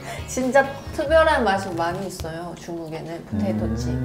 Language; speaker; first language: Korean; non-native, learner; Chinese